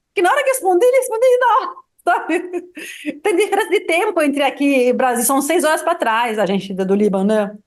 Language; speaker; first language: Portuguese; non-native, fluent; Arabic